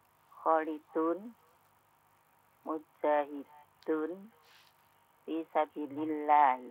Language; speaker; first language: Arabic; non-native, learner; Indonesian